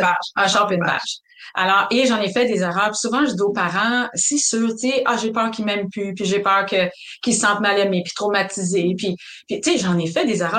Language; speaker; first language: French; native; French